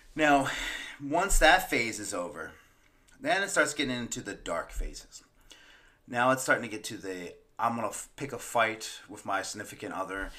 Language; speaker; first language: English; native; English